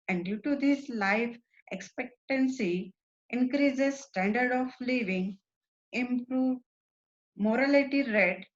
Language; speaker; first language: English; non-native, local second language; Marathi